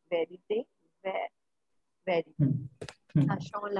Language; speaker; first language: French; non-native, fluent; Marathi